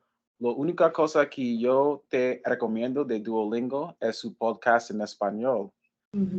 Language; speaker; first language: Spanish; non-native, learner; English